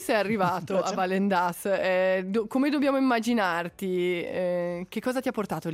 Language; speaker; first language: Italian; native; Italian